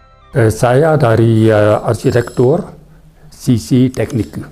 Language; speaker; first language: Indonesian; non-native, fluent; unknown